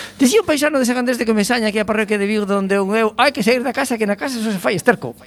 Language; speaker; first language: Galician; native; Galician